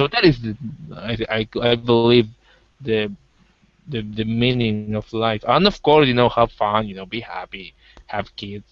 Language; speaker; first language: English; non-native, learner; Spanish